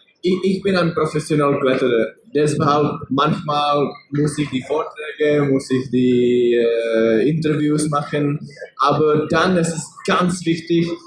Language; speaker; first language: German; non-native, learner; Czech